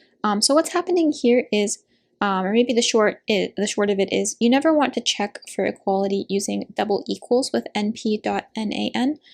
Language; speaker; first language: English; native; English